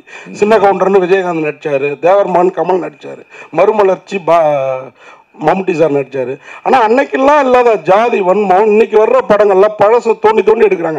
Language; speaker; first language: Tamil; native; Tamil